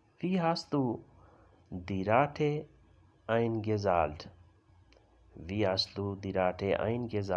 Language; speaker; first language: German; non-native, learner; Urdu